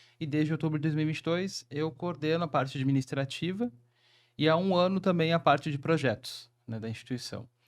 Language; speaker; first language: Portuguese; native; Portuguese